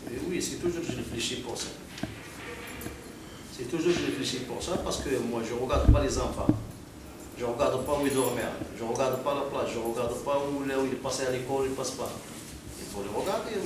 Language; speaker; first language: French; non-native, learner; Arabic